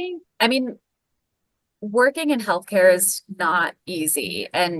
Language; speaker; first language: English; native; English